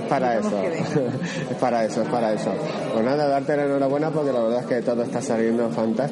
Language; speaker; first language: Spanish; native; Spanish